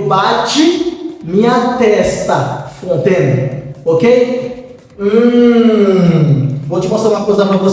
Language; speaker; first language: Portuguese; non-native, local second language; Haitian Creole